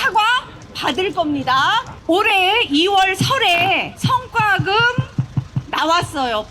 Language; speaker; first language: Korean; non-native, fluent; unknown